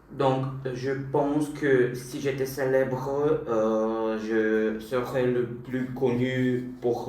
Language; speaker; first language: French; non-native, learner; Bulgarian